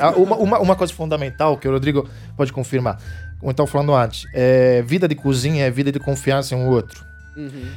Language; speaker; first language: Portuguese; non-native, fluent; Italian